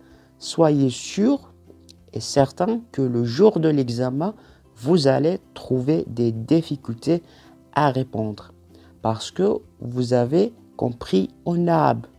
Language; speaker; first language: French; non-native, local second language; Arabic